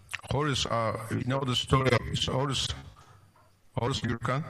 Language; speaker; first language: English; non-native, fluent; Turkish